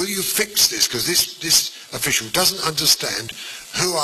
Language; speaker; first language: English; native; English